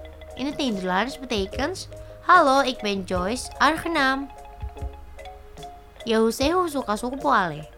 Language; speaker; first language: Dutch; non-native, learner; Indonesian